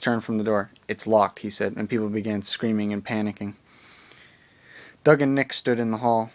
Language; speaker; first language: English; native; English